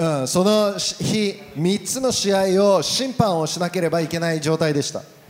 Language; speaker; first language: Japanese; native; Japanese